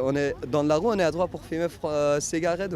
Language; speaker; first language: French; non-native, learner; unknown